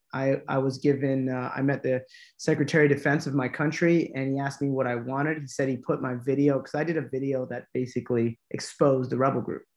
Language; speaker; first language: English; native; English